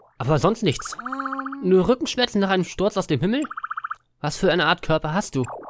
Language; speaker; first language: German; native; German